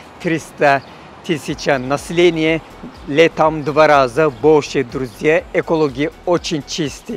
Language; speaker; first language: Russian; non-native, fluent; Turkish